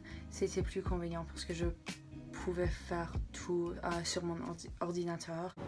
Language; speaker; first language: French; non-native, local second language; English